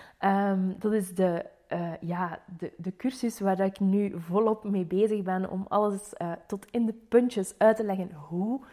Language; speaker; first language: Dutch; native; Dutch